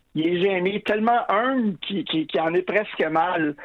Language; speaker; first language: French; native; French